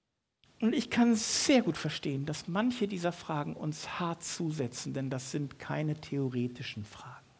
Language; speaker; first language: German; native; German